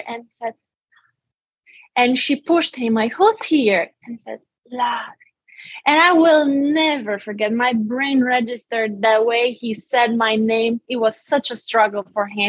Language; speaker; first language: English; non-native, fluent; Romanian